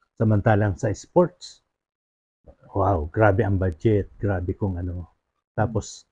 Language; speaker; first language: Filipino; non-native, local second language; Bikol